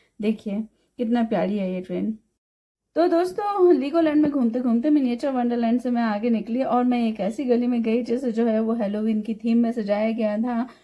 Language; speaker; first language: Hindi; native; Hindi